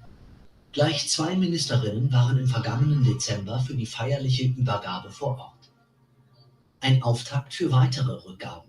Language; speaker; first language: German; native; German